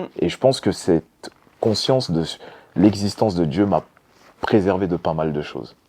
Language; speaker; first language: French; early bilingual, other home language; Lingala